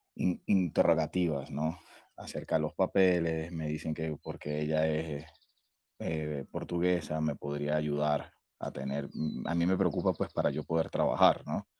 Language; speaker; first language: Spanish; native; Spanish